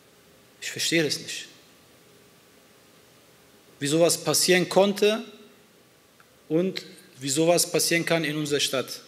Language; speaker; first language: German; early bilingual, other home language; Turkish